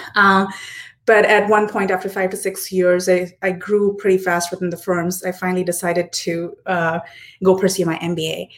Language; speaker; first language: English; non-native, local second language; Hindi